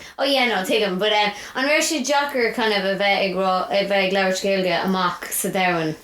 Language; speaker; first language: Irish; non-native, local second language; English